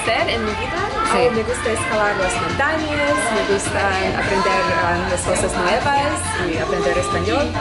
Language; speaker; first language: Spanish; non-native, learner; Russian